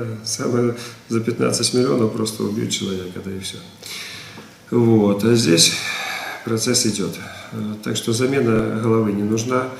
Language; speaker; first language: Russian; native; Russian